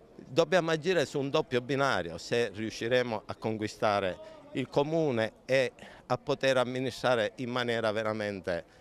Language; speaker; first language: Italian; native; Italian